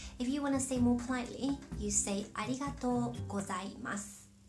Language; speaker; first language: English; non-native, fluent; Japanese